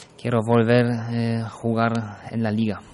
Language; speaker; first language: Spanish; non-native, fluent; German